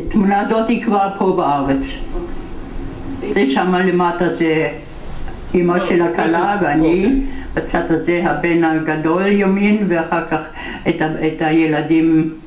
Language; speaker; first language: Hebrew; non-native, fluent; German